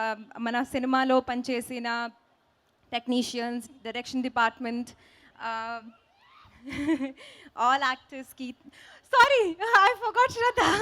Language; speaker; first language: Telugu; non-native, learner; Hindi